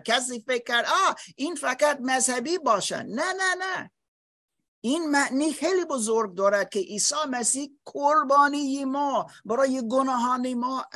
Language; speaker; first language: Persian; non-native, fluent; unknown